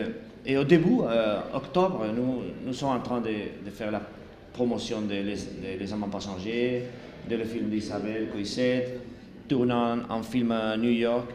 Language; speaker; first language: French; non-native, learner; Spanish